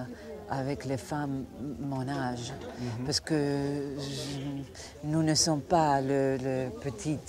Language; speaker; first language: French; non-native, fluent; Croatian